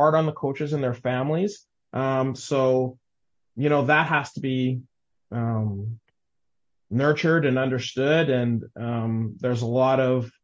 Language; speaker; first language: English; native; English